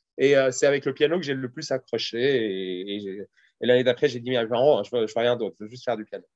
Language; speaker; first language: French; early bilingual, other home language; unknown